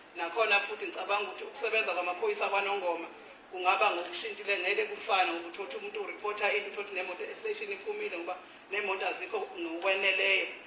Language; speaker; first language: Zulu; native; Zulu